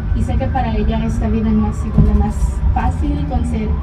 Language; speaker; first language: Spanish; early bilingual, heritage; Spanish